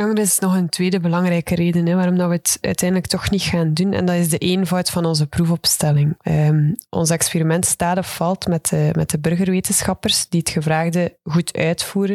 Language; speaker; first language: Dutch; native; Dutch